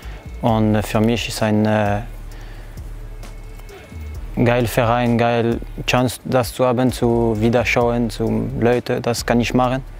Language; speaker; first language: German; non-native, learner; French